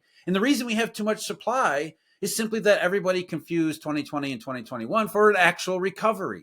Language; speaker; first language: English; native; English